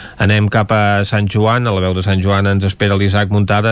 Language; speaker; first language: Catalan; native; Catalan